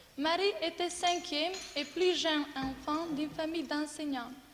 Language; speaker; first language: French; non-native, learner; Macedonian